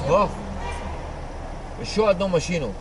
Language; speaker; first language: Russian; non-native, learner; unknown